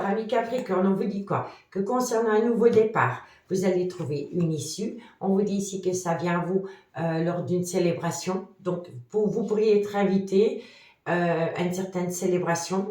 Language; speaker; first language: French; native; French